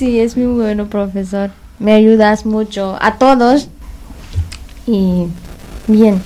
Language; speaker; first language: Spanish; non-native, learner; Urdu